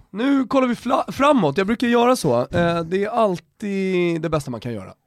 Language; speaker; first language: Swedish; native; Swedish